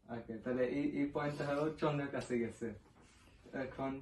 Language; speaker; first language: Bangla; early bilingual, heritage; Bangla